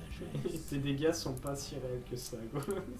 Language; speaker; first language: French; native; French